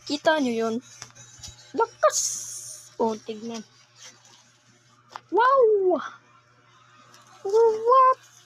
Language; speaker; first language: Filipino; non-native, local second language; Cebuano